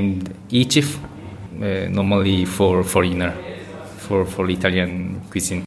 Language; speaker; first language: English; non-native, learner; Korean